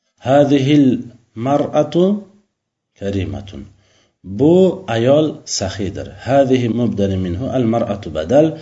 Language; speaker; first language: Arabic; non-native, fluent; Uzbek